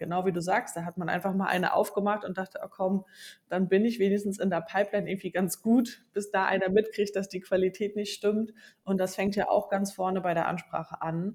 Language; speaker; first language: German; native; German